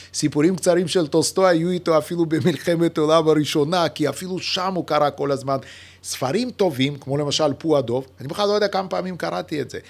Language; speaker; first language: Hebrew; non-native, fluent; Yiddish